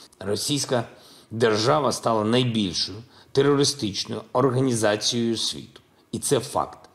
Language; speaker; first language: Ukrainian; non-native, local second language; Russian